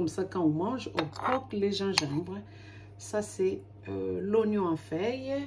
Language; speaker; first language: French; non-native, local second language; Lingala